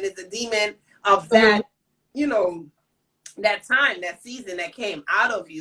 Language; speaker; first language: English; native; English